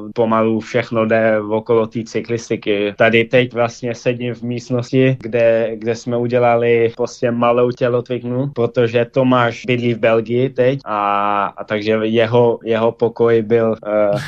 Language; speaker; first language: Czech; early bilingual, heritage; Dutch